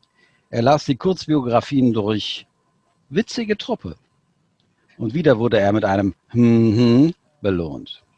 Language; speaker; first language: German; native; German